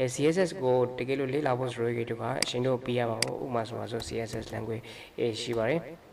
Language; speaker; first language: Burmese; native; Burmese